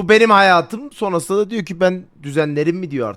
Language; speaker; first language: Turkish; native; Turkish